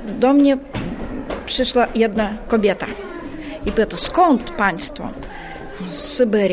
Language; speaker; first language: Polish; non-native, learner; Russian